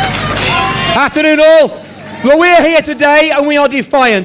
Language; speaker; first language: English; native; English